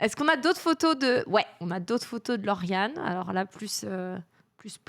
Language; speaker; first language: French; native; French